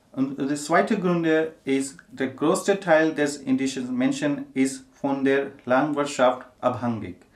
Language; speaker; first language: German; non-native, learner; Gujarati